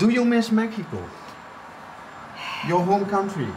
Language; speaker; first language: English; non-native, fluent; Dutch